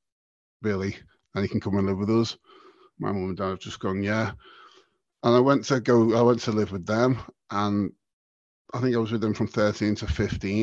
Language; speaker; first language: English; native; English